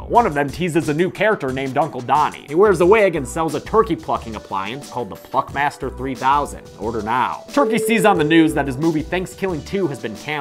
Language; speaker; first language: English; native; English